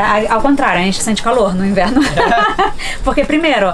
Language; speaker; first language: Portuguese; native; Portuguese